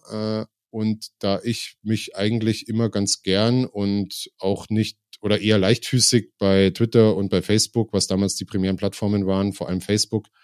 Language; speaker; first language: German; native; German